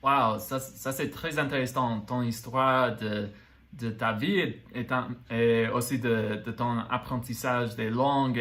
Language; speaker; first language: French; non-native, fluent; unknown